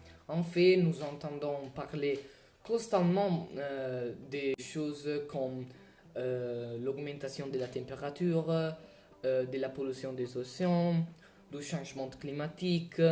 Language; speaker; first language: French; non-native, learner; Italian